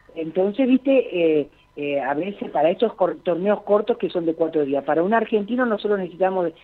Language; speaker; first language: Spanish; native; Spanish